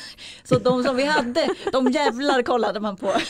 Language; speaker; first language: Swedish; native; Swedish